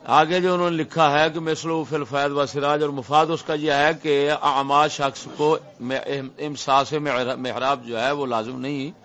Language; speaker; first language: Urdu; non-native, local second language; Punjabi